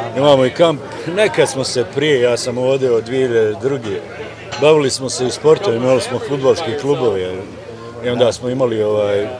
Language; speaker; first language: Serbian; native; Serbian